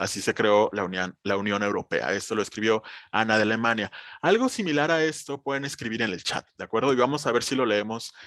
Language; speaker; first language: Spanish; native; Spanish